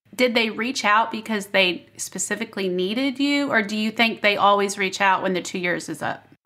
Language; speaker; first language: English; native; English